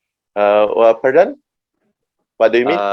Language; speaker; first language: English; non-native, learner; Indonesian